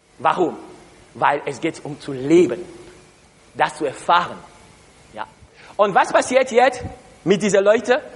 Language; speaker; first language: German; non-native, learner; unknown